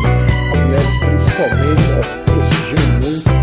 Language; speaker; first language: Portuguese; native; Portuguese